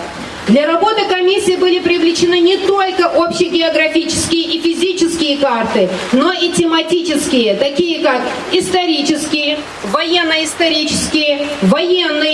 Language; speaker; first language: Russian; non-native, local second language; Ingush